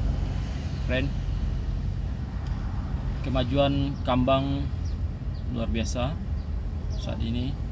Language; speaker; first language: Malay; non-native, local second language; Minangkabau